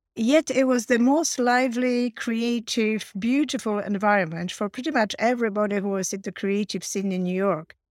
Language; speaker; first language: English; non-native, fluent; Polish